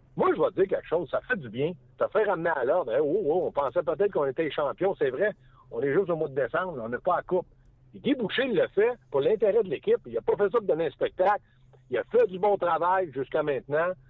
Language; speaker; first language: French; native; French